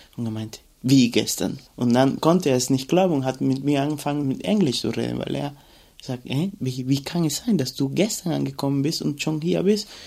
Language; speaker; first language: German; non-native, fluent; Spanish